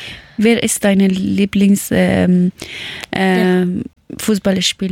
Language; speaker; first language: German; non-native, learner; Persian